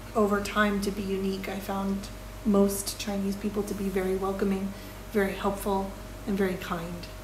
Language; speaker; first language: English; native; English